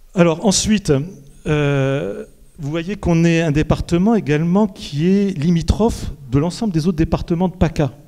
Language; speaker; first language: French; native; French